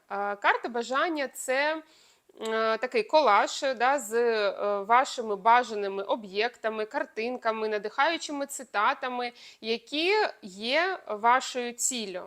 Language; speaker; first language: Ukrainian; non-native, local second language; Russian